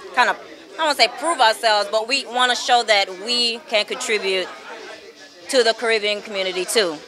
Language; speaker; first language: English; native; English